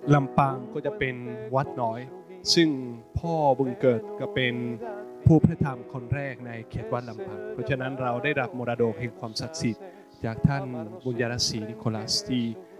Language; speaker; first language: Thai; non-native, fluent; Spanish